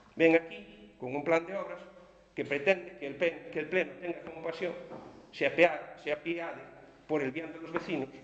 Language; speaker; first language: Spanish; non-native, local second language; Galician